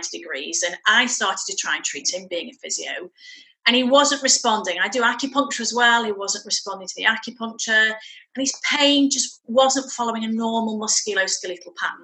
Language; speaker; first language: English; native; English